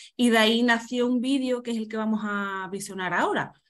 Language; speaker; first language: Spanish; native; Spanish